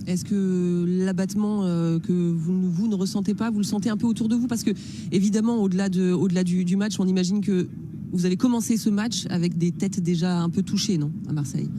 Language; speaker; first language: French; native; French